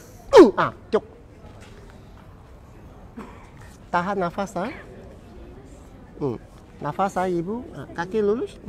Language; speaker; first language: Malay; non-native, local second language; Chinese